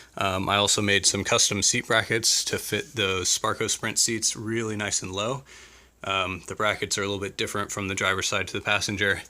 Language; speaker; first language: English; native; English